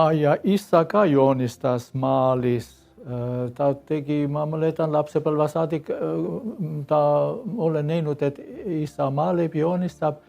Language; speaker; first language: Estonian; non-native, fluent; Armenian